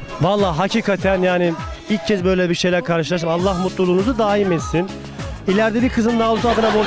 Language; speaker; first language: Turkish; native; Turkish